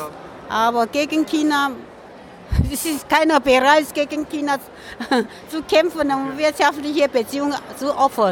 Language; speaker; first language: German; non-native, learner; Min Nan Chinese